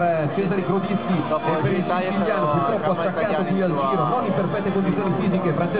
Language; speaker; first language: Italian; native; Italian